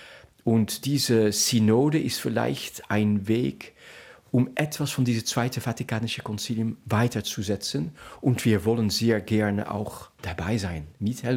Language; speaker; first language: German; non-native, fluent; Dutch